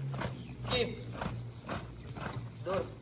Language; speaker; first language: Arabic; non-native, learner; Indonesian